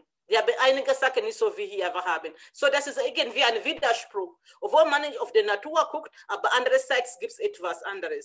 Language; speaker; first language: German; non-native, learner; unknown